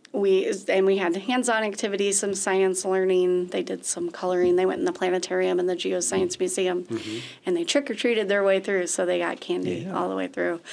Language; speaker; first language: English; native; English